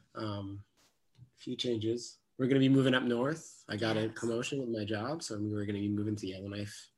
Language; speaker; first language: English; non-native, fluent; French